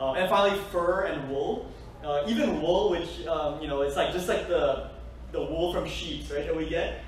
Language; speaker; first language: English; native; English